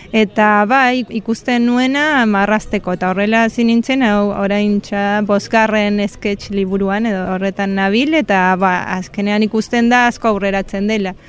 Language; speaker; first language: Basque; non-native, fluent; Spanish